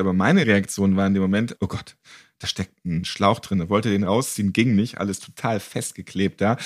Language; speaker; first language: German; native; German